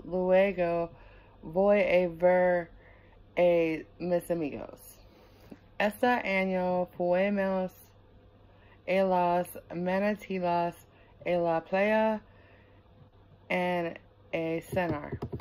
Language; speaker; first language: Spanish; non-native, learner; English